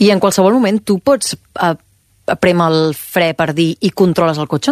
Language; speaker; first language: Catalan; native; Catalan